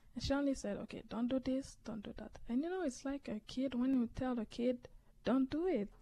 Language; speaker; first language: English; native; English